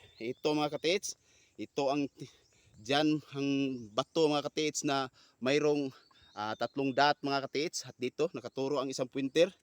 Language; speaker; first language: Filipino; non-native, local second language; Cebuano